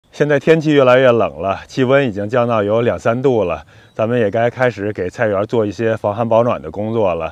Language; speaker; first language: Chinese; native; Chinese